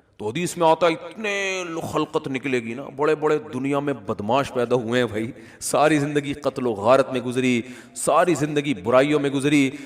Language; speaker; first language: Urdu; native; Urdu